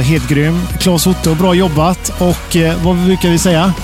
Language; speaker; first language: Swedish; native; Swedish